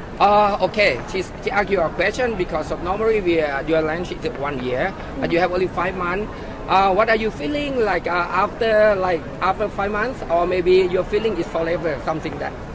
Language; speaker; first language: English; non-native, learner; Thai